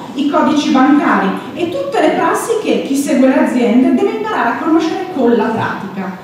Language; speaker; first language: Italian; native; Italian